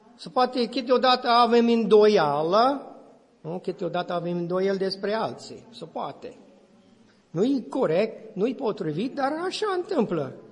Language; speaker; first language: Romanian; non-native, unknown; English